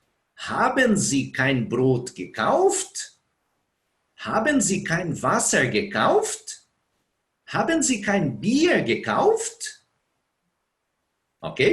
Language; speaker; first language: German; non-native, fluent; Portuguese